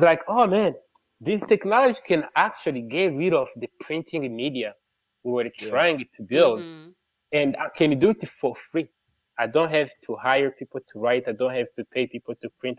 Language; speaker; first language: English; non-native, local second language; Kinyarwanda